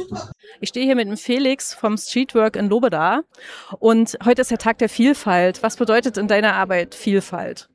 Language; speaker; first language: German; native; German